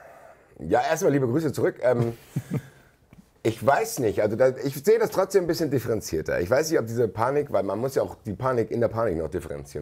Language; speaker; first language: German; native; German